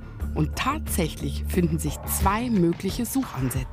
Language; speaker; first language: German; native; German